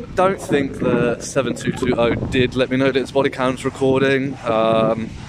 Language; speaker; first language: English; native; English